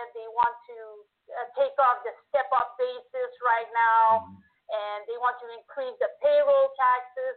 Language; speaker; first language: English; non-native, fluent; French